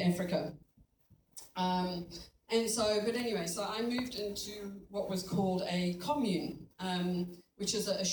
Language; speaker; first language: English; native; English